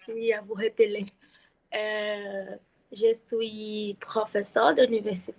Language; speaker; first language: French; non-native, learner; Portuguese